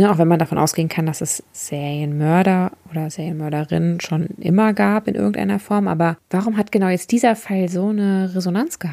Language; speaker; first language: German; native; German